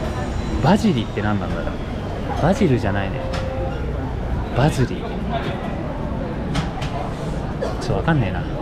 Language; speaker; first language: Japanese; native; Japanese